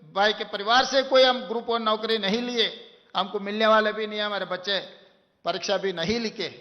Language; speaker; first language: Hindi; non-native, local second language; Telugu